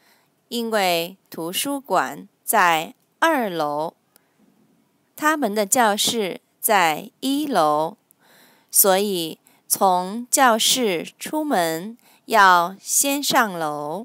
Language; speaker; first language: Chinese; non-native, learner; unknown